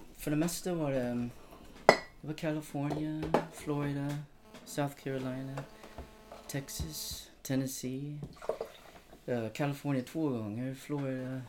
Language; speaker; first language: Swedish; non-native, fluent; English